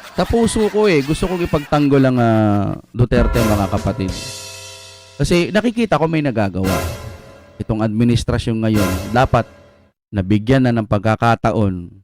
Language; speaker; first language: Filipino; non-native, local second language; Iloko